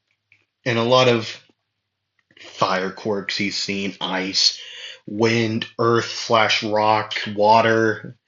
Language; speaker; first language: English; native; English